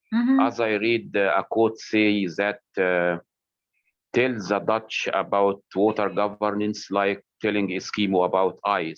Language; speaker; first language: English; non-native, fluent; Arabic